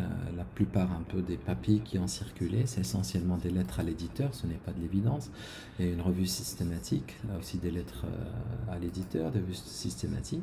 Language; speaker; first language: French; non-native, local second language; Arabic